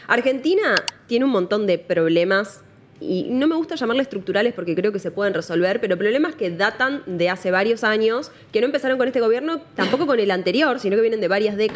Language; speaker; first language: Spanish; native; Spanish